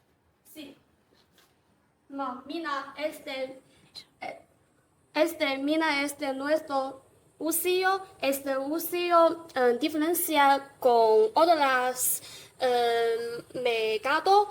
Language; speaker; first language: Spanish; non-native, learner; Chinese